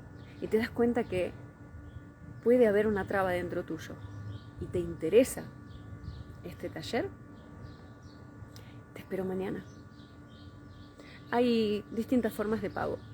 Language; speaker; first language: Spanish; native; Spanish